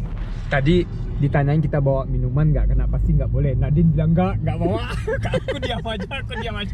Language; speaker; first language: Indonesian; early bilingual, heritage; Indonesian